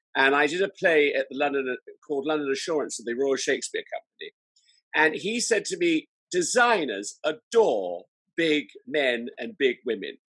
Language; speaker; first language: English; native; English